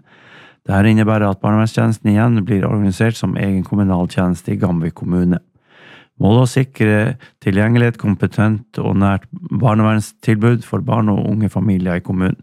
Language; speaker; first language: Norwegian; native; Norwegian